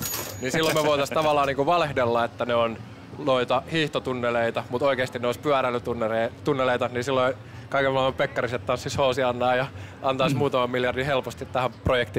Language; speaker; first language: Finnish; native; Finnish